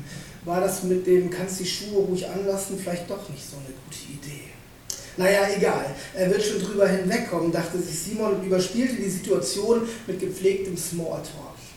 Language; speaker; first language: German; native; German